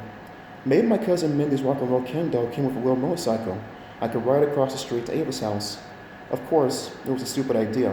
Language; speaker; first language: English; native; English